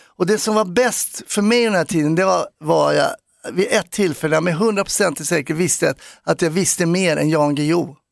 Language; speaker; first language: Swedish; native; Swedish